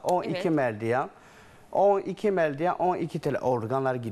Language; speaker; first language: Turkish; non-native, learner; Chinese